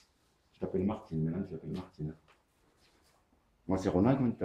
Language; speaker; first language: French; native; French